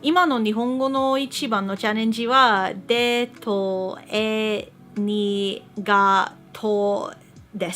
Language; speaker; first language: Japanese; non-native, learner; English